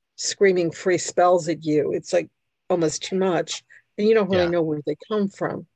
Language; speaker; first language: English; early bilingual, other home language; Hungarian